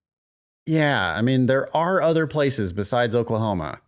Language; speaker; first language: English; native; English